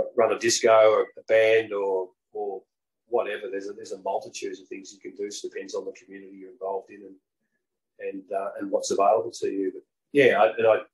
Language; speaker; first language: English; native; English